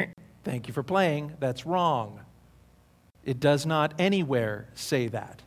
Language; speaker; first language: English; native; English